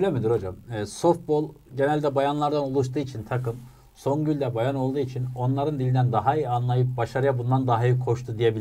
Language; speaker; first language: Turkish; native; Turkish